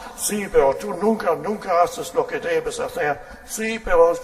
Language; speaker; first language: Spanish; non-native, fluent; German